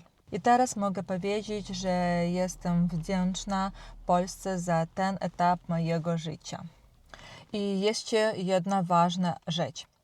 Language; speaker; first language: Polish; non-native, learner; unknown